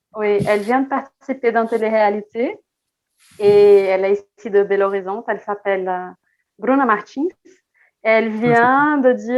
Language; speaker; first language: French; non-native, fluent; Portuguese